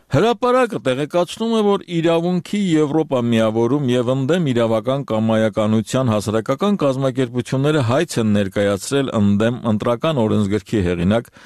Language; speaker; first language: Armenian; native; Armenian